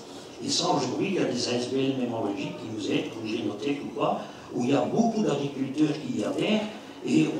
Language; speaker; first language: French; native; French